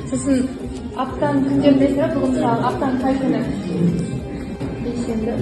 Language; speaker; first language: Kazakh; native; Kazakh